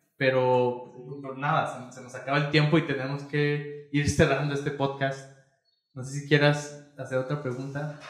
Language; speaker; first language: Spanish; native; Spanish